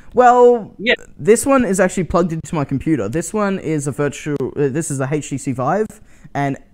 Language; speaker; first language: English; native; English